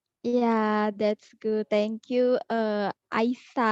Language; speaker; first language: English; non-native, learner; Indonesian